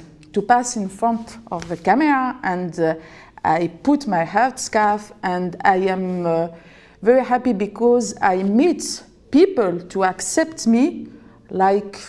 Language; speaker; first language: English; non-native, learner; French